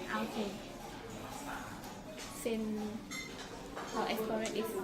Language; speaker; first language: English; non-native, learner; Khmer